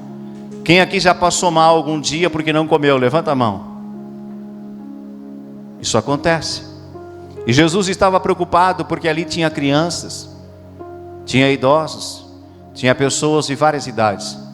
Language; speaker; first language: Portuguese; native; Portuguese